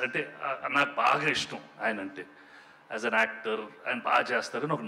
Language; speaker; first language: Telugu; native; Telugu